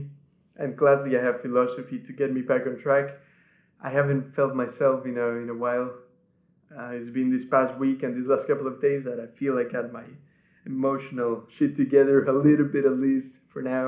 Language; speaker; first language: English; non-native, fluent; Spanish